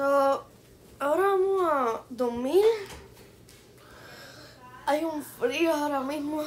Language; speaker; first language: Spanish; early bilingual, heritage; Spanish